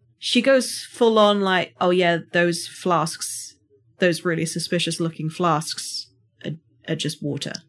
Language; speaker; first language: English; native; English